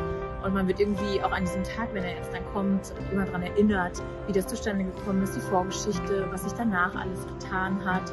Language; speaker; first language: German; native; German